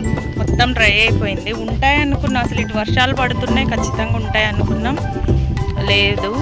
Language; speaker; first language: Telugu; native; Telugu